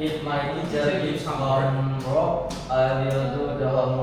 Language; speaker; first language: English; non-native, learner; Indonesian